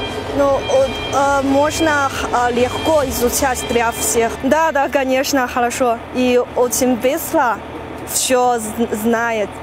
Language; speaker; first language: Russian; non-native, learner; Chinese